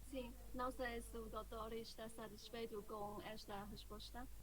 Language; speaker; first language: Portuguese; non-native, fluent; Chinese